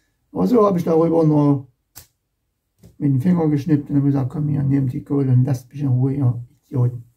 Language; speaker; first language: German; native; German